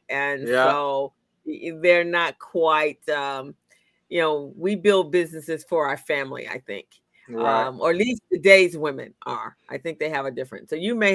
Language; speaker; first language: English; native; English